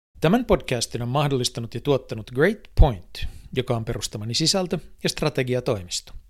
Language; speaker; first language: Finnish; native; Finnish